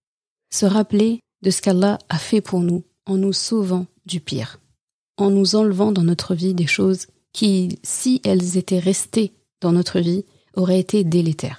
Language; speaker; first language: French; native; French